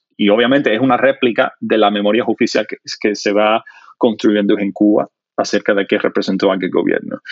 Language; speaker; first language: Spanish; non-native, fluent; English